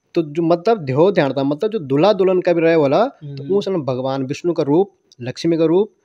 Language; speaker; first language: Hindi; non-native, local second language; Garhwali